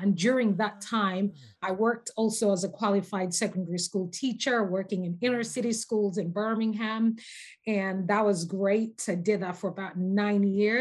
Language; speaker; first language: English; non-native, local second language; Nyanja